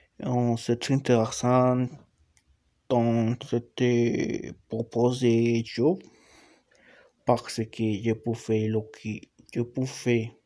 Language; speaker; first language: French; non-native, learner; Portuguese